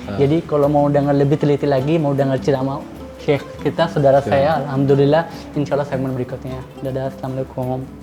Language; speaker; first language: Indonesian; non-native, fluent; Urdu